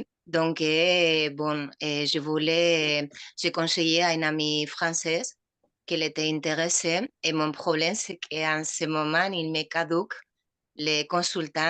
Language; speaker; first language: French; non-native, fluent; Spanish